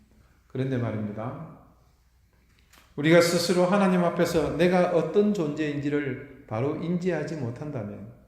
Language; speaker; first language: Korean; native; Korean